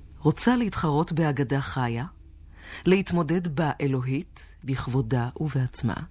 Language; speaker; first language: Hebrew; native; Hebrew